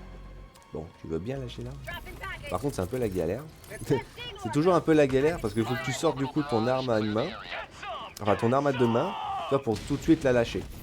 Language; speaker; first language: French; native; French